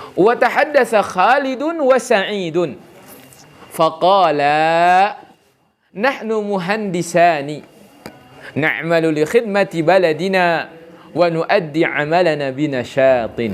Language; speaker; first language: Arabic; non-native, fluent; Indonesian